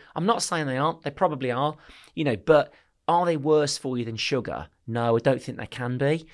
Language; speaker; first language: English; native; English